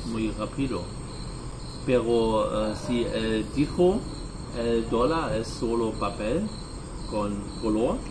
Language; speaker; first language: Spanish; non-native, learner; German